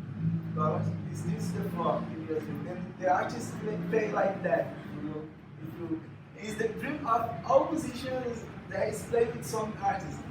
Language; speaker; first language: English; non-native, fluent; Portuguese